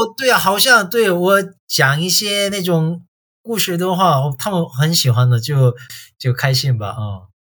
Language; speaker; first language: Chinese; non-native, fluent; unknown